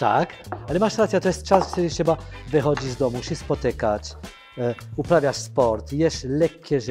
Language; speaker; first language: Polish; non-native, fluent; French